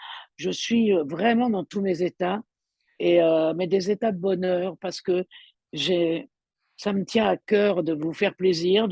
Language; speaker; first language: French; native; French